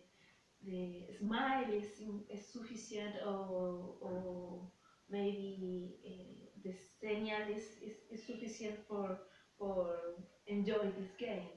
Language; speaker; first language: English; non-native, learner; Spanish